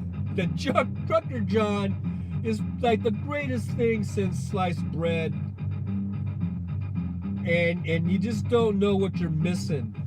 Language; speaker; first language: English; native; English